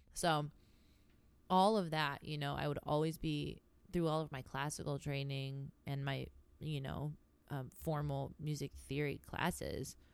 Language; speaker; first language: English; early bilingual, other home language; Greek